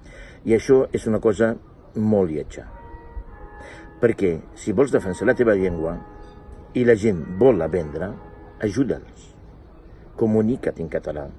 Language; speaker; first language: Catalan; non-native, fluent; Arabic